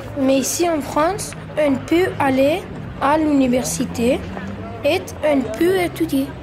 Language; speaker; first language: French; non-native, learner; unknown